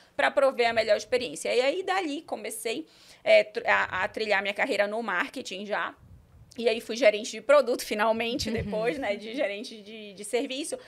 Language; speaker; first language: Portuguese; native; Portuguese